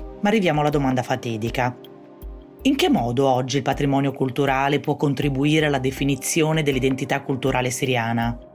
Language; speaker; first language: Italian; native; Italian